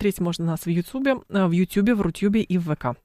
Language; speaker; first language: Russian; native; Russian